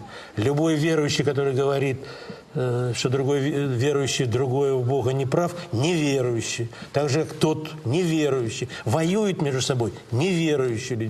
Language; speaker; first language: Russian; native; Russian